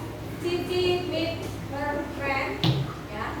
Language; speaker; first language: English; non-native, learner; Indonesian